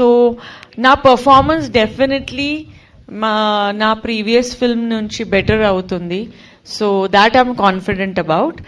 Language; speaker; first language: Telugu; non-native, learner; Hindi